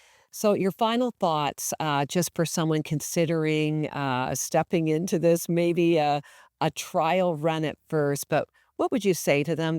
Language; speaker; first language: English; native; English